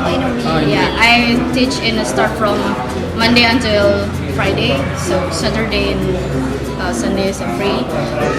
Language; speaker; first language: English; non-native, fluent; Indonesian